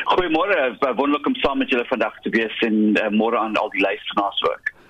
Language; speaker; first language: Afrikaans; non-native, local second language; English